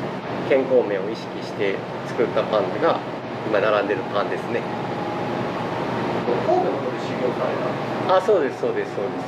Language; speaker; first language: Japanese; native; Japanese